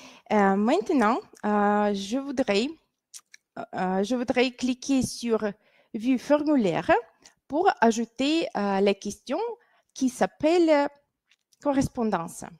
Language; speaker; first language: French; non-native, fluent; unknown